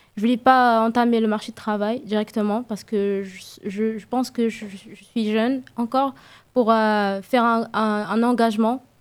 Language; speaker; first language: French; non-native, local second language; Arabic